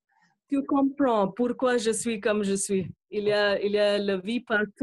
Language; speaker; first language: French; non-native, fluent; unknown